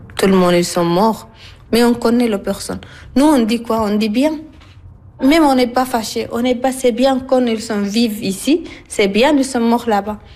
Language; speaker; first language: French; non-native, learner; Arabic